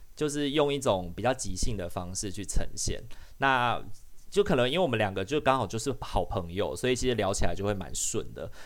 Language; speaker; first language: Chinese; non-native, local second language; Min Nan Chinese